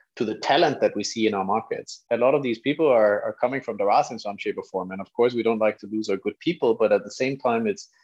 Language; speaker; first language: English; non-native, fluent; Danish